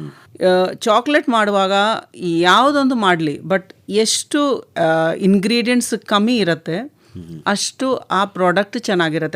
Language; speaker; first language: Kannada; non-native, local second language; Malayalam